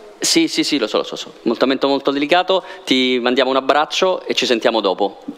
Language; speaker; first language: Italian; native; Italian